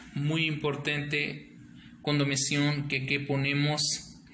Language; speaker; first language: Spanish; non-native, learner; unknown